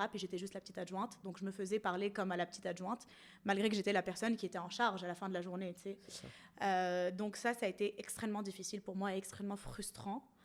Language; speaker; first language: French; non-native, local second language; Arabic